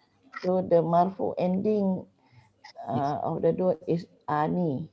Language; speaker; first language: English; non-native, local second language; Malay